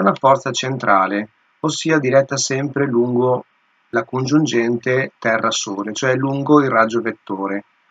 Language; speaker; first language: Italian; native; Italian